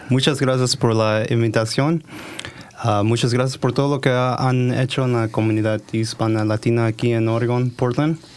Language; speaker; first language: Spanish; early bilingual, heritage; Spanish